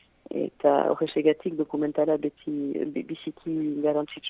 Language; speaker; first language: Basque; non-native, local second language; French